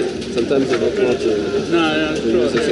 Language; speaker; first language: English; non-native, learner; French